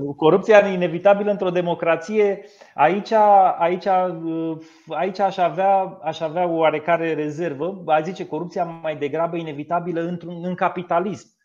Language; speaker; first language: Romanian; native; Romanian